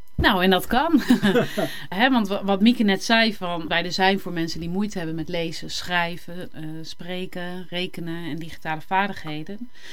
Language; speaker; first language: Dutch; native; Dutch